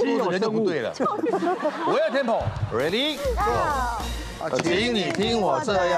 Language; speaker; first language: Chinese; native; Chinese